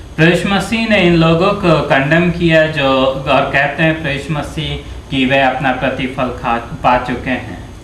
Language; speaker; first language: Hindi; native; Hindi